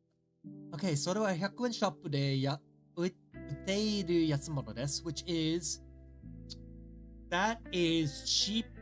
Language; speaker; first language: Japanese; non-native, learner; English